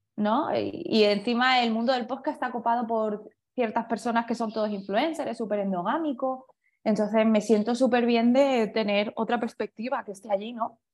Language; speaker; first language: Spanish; early bilingual, other home language; Chinese